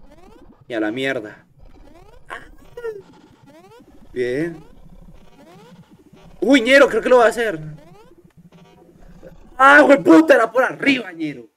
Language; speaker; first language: Spanish; native; Spanish